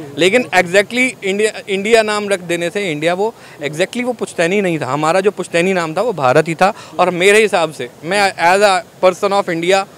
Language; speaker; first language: Hindi; native; Hindi